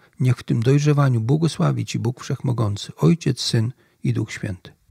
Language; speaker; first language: Polish; native; Polish